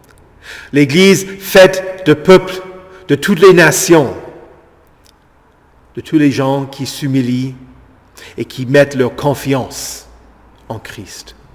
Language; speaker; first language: French; native; French